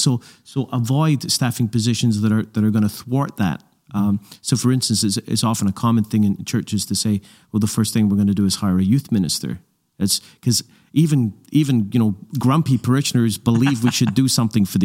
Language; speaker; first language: English; native; English